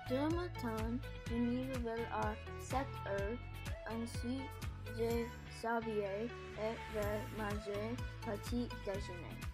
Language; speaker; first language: French; non-native, learner; English